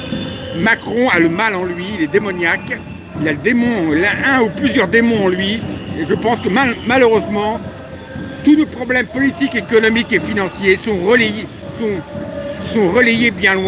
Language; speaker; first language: French; native; French